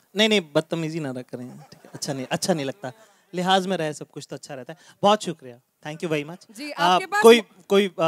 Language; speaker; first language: Hindi; native; Hindi